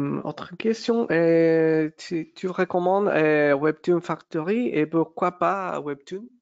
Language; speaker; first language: French; non-native, fluent; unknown